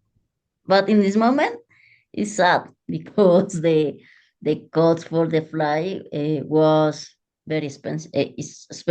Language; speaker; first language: English; non-native, learner; Spanish